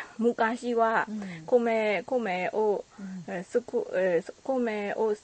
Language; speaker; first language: Japanese; non-native, learner; Burmese